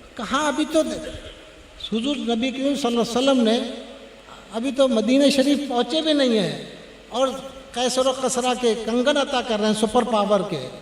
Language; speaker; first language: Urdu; non-native, local second language; Pashto